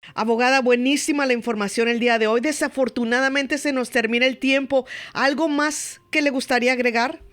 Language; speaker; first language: Spanish; native; Spanish